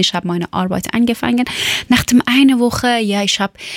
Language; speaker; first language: German; non-native, learner; Persian